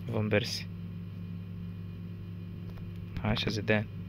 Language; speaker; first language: Arabic; native; Arabic